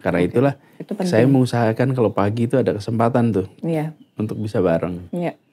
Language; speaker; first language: Indonesian; native; Indonesian